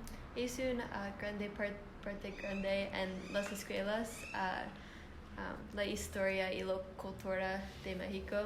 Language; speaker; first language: Spanish; non-native, learner; English